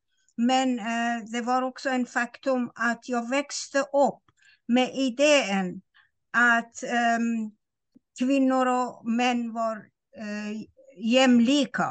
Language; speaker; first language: Swedish; non-native, fluent; Persian